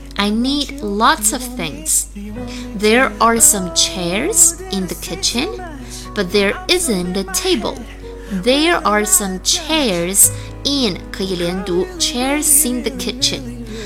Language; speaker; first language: English; non-native, fluent; Chinese